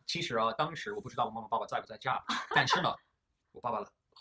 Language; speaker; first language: Chinese; early bilingual, heritage; English